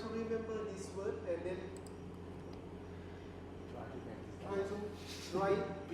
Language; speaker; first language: English; non-native, learner; Thai